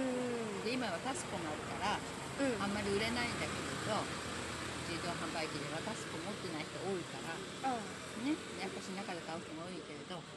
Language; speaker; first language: Japanese; native; Japanese